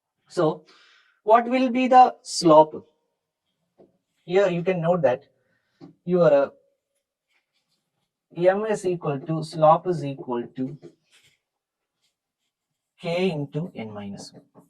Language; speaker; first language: English; non-native, local second language; Malayalam